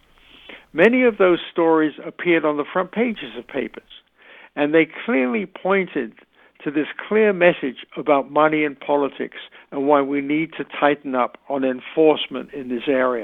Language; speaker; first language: English; native; English